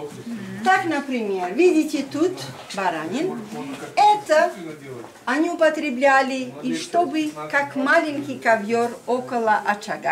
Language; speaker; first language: Russian; non-native, fluent; Albanian